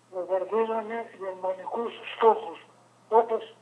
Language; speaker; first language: Greek; early bilingual, other home language; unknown